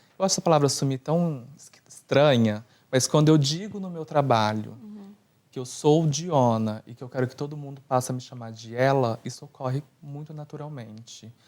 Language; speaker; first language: Portuguese; native; Portuguese